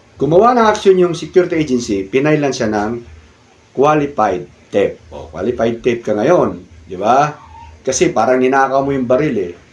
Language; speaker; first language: Filipino; non-native, local second language; Cebuano